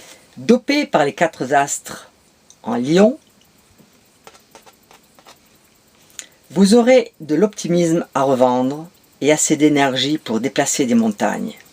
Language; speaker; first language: French; native; French